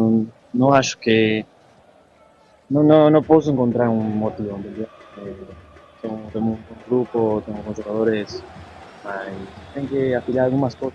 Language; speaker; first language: Portuguese; non-native, learner; Spanish